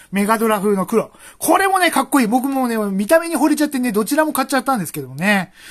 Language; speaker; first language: Japanese; native; Japanese